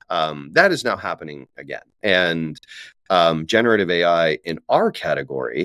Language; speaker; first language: English; native; English